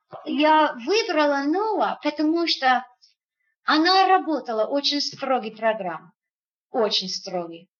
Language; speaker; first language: Russian; non-native, fluent; English